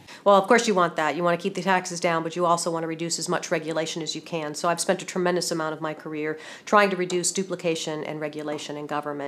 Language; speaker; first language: English; native; English